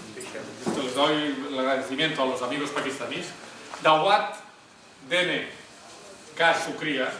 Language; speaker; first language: Spanish; native; Spanish